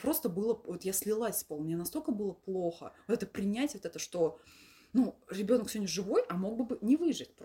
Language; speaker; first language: Russian; native; Russian